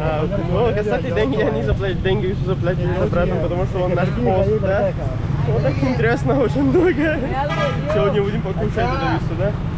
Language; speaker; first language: Russian; non-native, learner; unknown